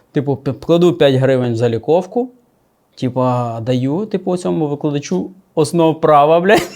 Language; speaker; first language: Ukrainian; native; Ukrainian